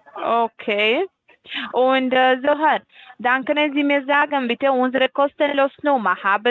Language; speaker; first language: German; non-native, fluent; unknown